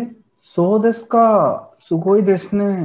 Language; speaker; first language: Japanese; non-native, learner; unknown